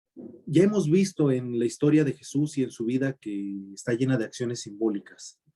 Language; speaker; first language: Spanish; native; Spanish